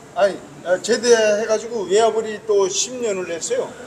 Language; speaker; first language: Korean; native; Korean